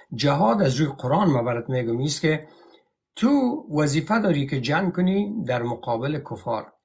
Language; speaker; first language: Persian; native; Persian